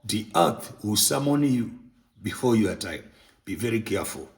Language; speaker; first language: English; non-native, local second language; Swahili